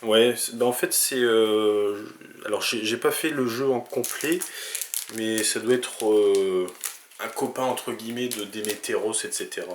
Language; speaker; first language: French; native; French